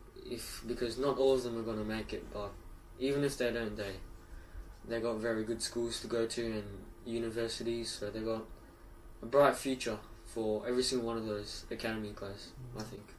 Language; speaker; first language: English; early bilingual, other home language; Japanese